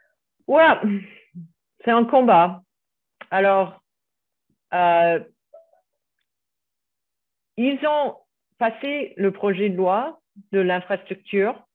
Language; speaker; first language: French; non-native, fluent; English